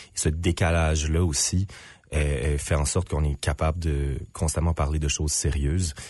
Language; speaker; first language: French; native; French